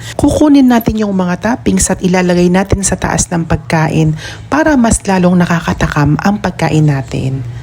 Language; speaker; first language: Filipino; non-native, local second language; Pampanga